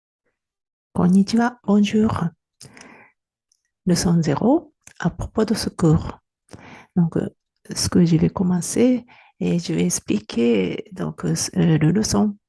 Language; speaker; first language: French; non-native, fluent; Japanese